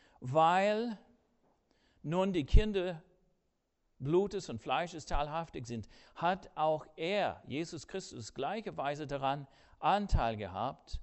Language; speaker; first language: German; non-native, fluent; English